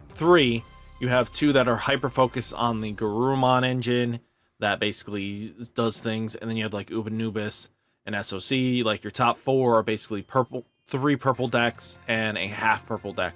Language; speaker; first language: English; native; English